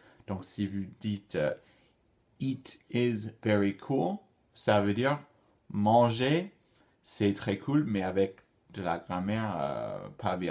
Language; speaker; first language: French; non-native, fluent; English